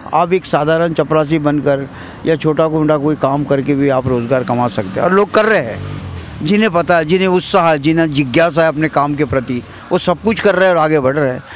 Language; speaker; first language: Hindi; non-native, local second language; Marathi